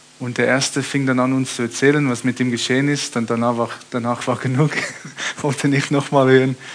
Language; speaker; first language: German; early bilingual, heritage; German